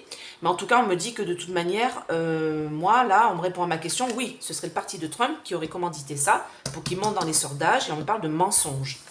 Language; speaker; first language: French; native; French